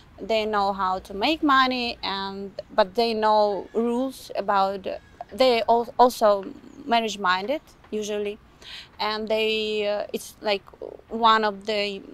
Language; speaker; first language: English; non-native, fluent; Ukrainian